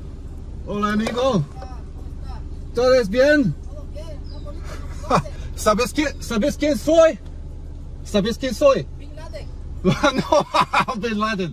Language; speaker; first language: Spanish; non-native, learner; Croatian